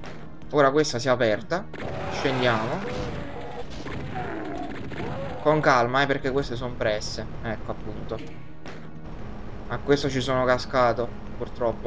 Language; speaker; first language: Italian; native; Italian